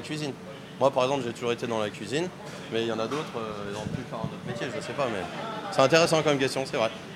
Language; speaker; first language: French; native; French